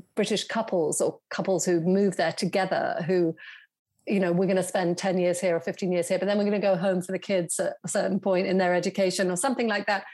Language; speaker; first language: English; native; English